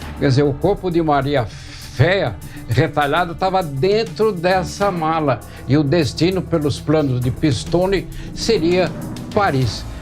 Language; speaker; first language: Portuguese; native; Portuguese